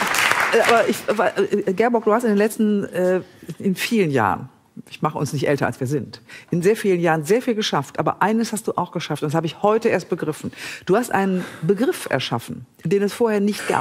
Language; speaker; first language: German; native; German